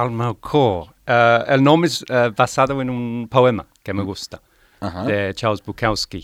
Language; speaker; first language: Spanish; non-native, learner; English